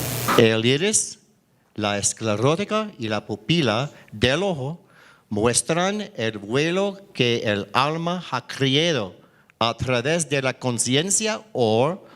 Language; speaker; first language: Spanish; non-native, learner; English